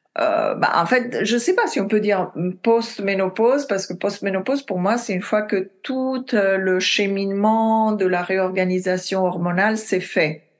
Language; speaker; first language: French; non-native, fluent; Italian